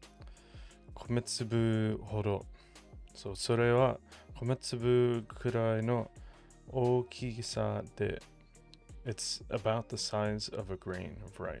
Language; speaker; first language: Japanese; non-native, learner; English